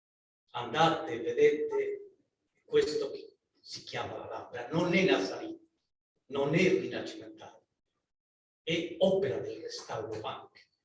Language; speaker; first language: Italian; non-native, learner; Spanish